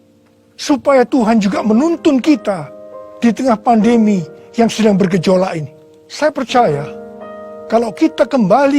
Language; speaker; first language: Indonesian; native; Indonesian